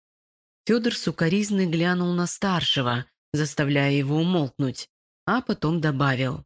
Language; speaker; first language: Russian; native; Russian